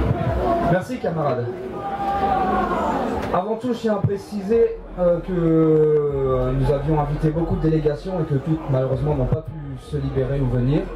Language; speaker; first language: French; native; French